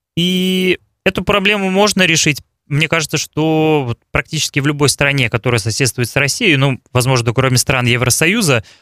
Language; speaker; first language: Russian; native; Russian